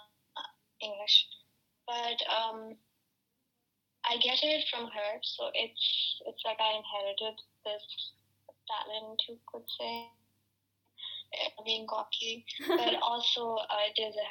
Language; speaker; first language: English; non-native, local second language; Urdu